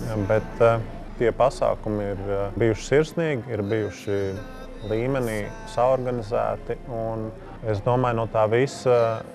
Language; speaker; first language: Latvian; native; Latvian